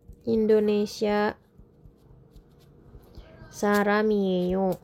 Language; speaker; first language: Korean; non-native, fluent; Indonesian